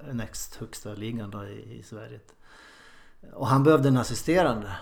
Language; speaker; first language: Swedish; native; Swedish